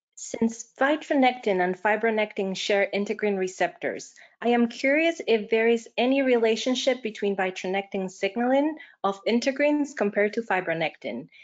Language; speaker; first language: English; non-native, fluent; Spanish